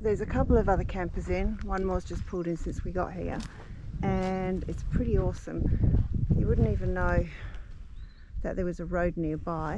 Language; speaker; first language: English; native; English